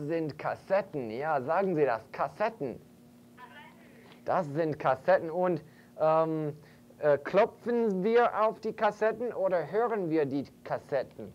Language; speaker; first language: German; non-native, fluent; English